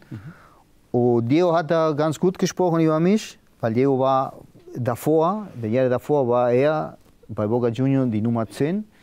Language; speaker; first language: German; non-native, learner; Spanish